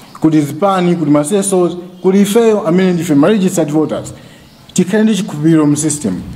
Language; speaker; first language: Nyanja; non-native, local second language; Tumbuka